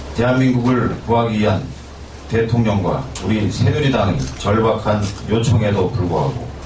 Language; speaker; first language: Korean; native; Korean